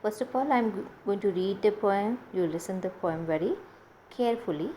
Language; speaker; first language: English; non-native, local second language; Marathi